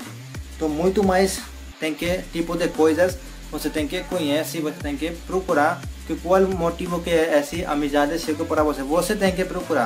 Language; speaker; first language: Portuguese; non-native, learner; Hindi